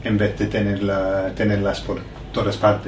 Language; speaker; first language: Spanish; non-native, fluent; English